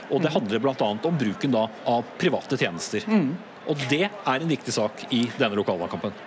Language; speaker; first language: Norwegian; native; Norwegian